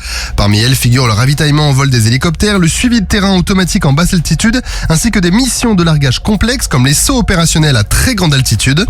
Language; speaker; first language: French; native; French